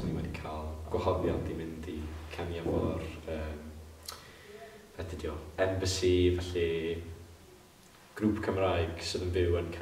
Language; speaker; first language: Welsh; non-native, local second language; English